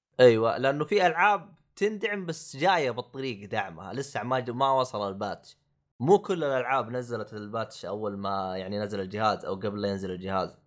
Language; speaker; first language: Arabic; native; Arabic